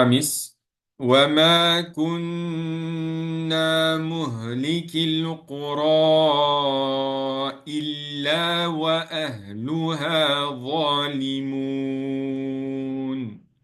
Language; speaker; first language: Arabic; non-native, fluent; French